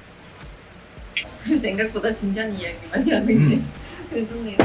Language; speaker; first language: Korean; non-native, fluent; Swedish